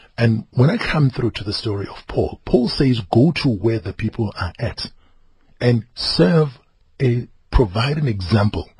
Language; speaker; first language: English; non-native, local second language; Zulu